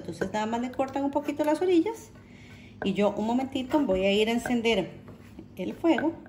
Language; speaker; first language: Spanish; native; Spanish